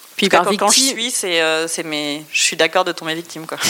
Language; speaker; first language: French; native; French